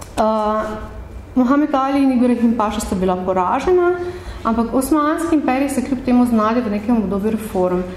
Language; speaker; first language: Slovenian; native; Slovenian